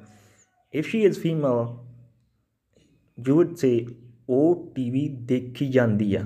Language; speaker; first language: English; non-native, local second language; Punjabi